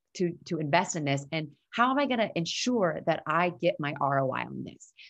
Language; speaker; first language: English; native; English